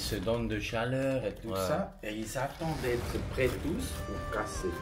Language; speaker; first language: French; non-native, local second language; German